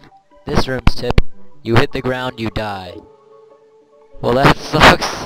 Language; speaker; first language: English; native; English